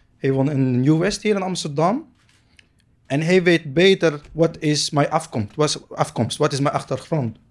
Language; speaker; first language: Dutch; non-native, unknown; Arabic